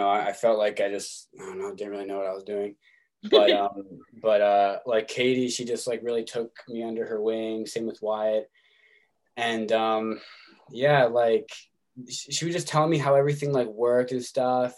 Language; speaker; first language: English; native; English